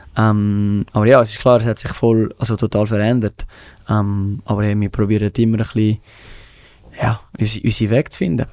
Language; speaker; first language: German; non-native, local second language; French